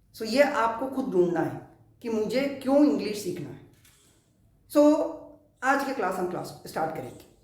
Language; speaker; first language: Hindi; non-native, local second language; Malayalam